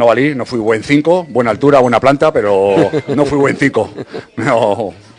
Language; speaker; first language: Spanish; native; Spanish